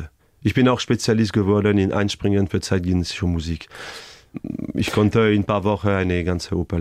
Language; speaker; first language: German; non-native, fluent; French